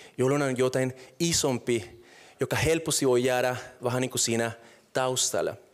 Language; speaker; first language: Finnish; non-native, fluent; Spanish